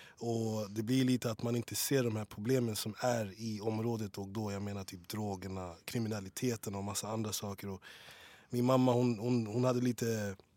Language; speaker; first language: Swedish; early bilingual, other home language; English